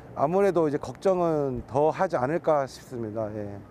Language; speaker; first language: Korean; native; Korean